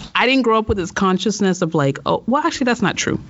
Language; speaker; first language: English; native; English